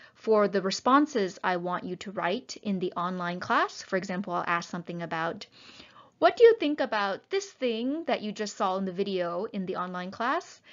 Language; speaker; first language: English; native; English